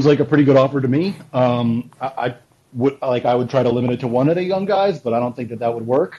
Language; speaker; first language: English; native; English